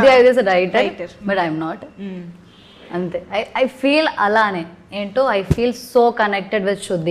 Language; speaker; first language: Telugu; non-native, learner; Malayalam